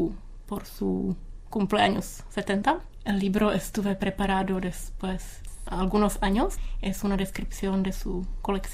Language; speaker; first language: Spanish; non-native, learner; Czech